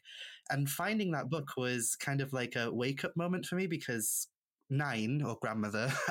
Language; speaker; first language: English; non-native, local second language; Welsh